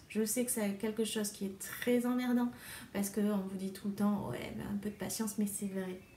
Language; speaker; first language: French; native; French